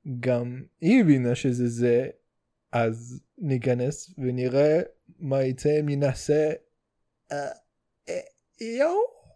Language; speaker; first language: Hebrew; early bilingual, other home language; Russian